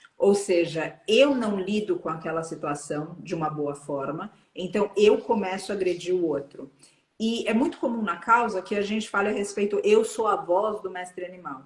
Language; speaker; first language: Portuguese; native; Portuguese